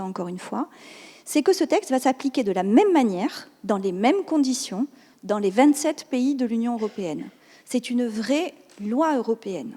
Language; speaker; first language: French; native; French